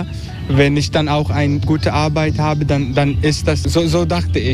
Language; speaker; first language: German; non-native, learner; Dutch